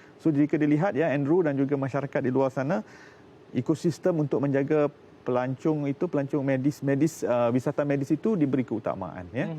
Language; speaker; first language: Malay; native; Malay